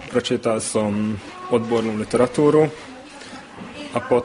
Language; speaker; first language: Slovak; non-native, local second language; Hungarian